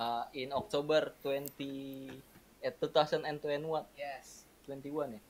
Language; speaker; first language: English; non-native, learner; Indonesian